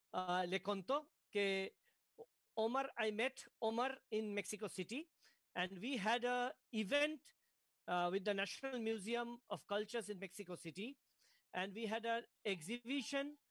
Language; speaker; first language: English; non-native, local second language; Bangla